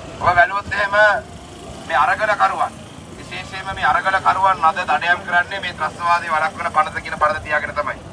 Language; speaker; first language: Sinhala; native; Sinhala